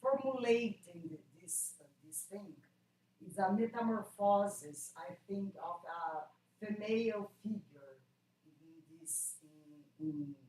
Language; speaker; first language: English; non-native, learner; Portuguese